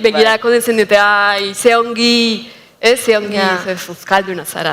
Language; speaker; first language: Basque; non-native, fluent; Spanish